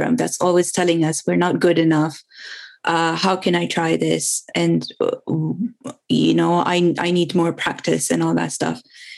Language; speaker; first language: English; non-native, local second language; Urdu